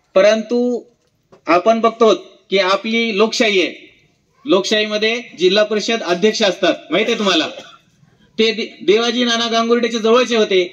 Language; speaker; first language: Marathi; non-native, local second language; Urdu